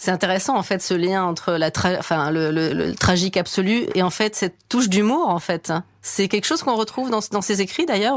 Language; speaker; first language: French; native; French